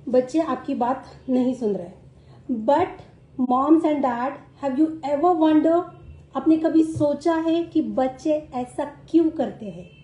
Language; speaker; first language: Hindi; non-native, local second language; Marathi